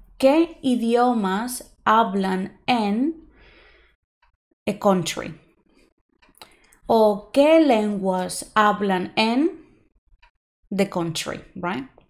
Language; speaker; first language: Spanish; non-native, fluent; English